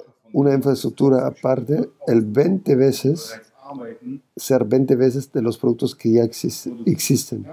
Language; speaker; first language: Spanish; non-native, fluent; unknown